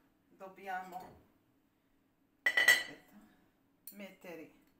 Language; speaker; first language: Italian; non-native, learner; Arabic